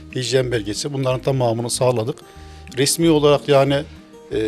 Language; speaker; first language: Turkish; native; Turkish